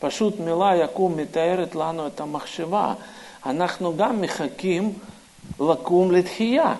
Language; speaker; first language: Hebrew; non-native, fluent; Russian